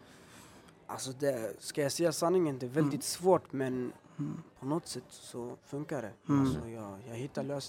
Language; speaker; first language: Swedish; early bilingual, other home language; Albanian